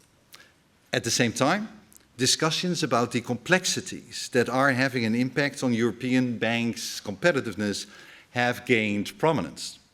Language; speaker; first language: English; non-native, fluent; Dutch